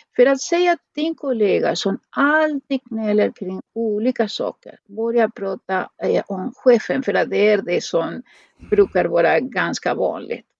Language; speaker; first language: Swedish; non-native, fluent; Spanish